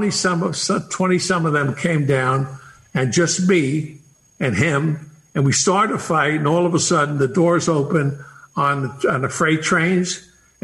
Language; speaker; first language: English; native; English